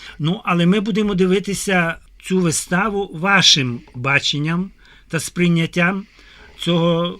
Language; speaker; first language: Ukrainian; native; Ukrainian